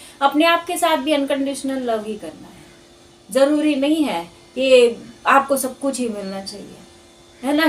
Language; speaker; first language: Hindi; non-native, local second language; Marathi